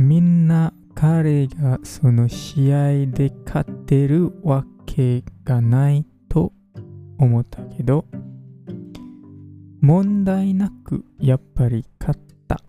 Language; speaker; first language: Japanese; non-native, fluent; English